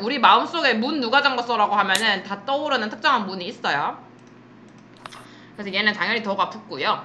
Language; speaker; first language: Korean; native; Korean